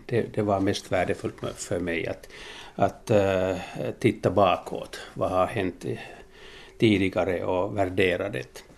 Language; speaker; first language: Swedish; non-native, local second language; Finnish